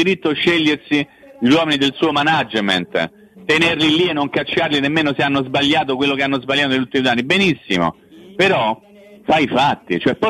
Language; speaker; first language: Italian; native; Italian